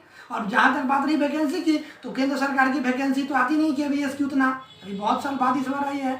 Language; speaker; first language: Hindi; native; Hindi